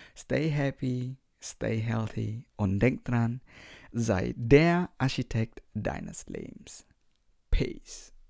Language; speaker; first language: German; non-native, fluent; Indonesian